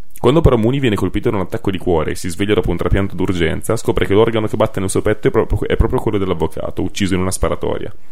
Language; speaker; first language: Italian; native; Italian